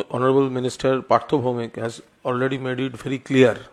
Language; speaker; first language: English; non-native, local second language; Bangla